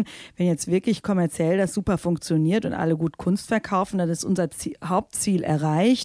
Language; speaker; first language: German; native; German